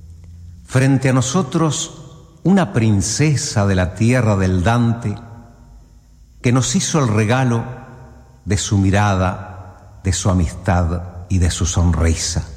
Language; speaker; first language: Spanish; native; Spanish